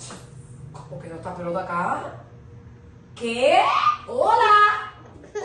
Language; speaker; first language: Spanish; native; Spanish